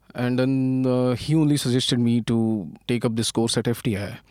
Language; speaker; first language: English; non-native, local second language; Marathi